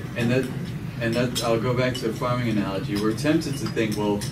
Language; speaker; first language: English; non-native, fluent; Danish